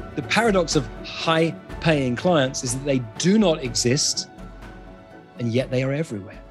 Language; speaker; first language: English; native; English